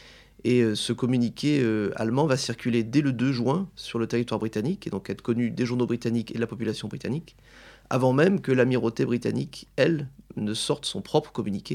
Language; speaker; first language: French; native; French